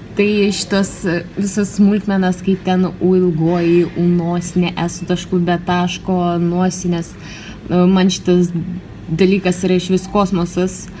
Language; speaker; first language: Lithuanian; non-native, local second language; Russian